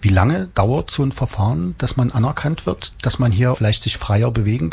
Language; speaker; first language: German; native; German